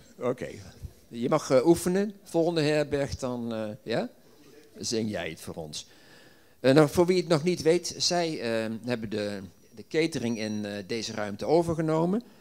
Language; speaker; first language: Dutch; native; Dutch